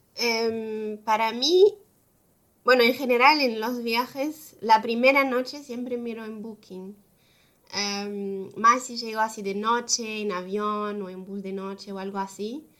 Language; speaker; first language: Spanish; non-native, fluent; French